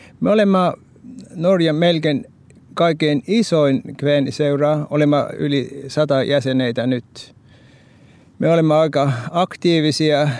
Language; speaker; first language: Finnish; non-native, fluent; Norwegian